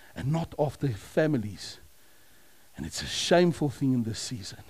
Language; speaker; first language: English; non-native, local second language; Afrikaans